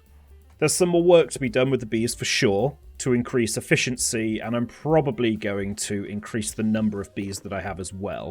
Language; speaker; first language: English; native; English